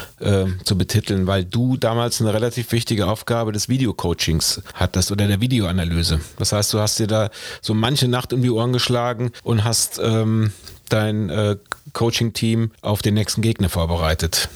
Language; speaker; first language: German; native; German